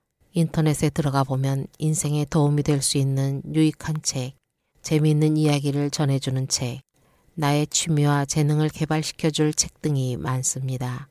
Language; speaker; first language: Korean; native; Korean